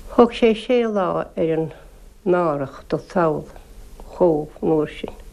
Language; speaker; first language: Irish; native; Irish